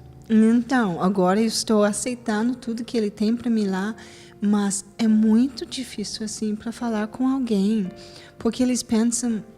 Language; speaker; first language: Portuguese; non-native, fluent; English